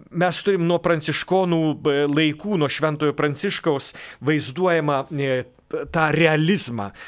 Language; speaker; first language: Lithuanian; native; Lithuanian